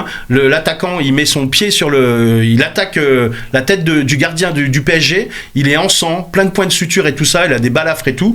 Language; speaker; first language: French; native; French